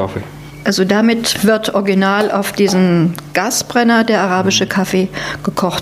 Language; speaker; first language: German; native; German